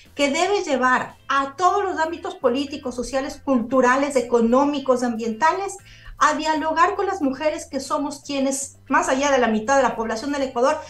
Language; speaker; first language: Spanish; native; Spanish